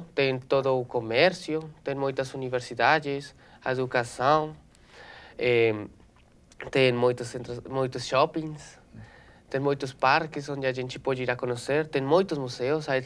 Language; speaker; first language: Portuguese; non-native, learner; Spanish